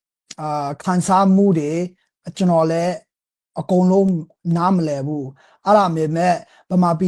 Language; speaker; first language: Burmese; non-native, learner; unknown